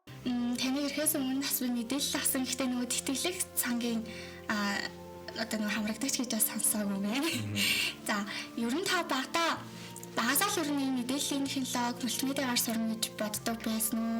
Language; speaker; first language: Mongolian; native; Mongolian